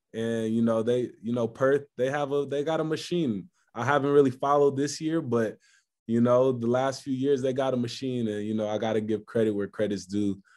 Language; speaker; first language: English; native; English